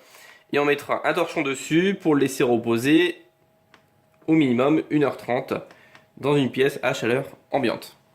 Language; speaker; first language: French; native; French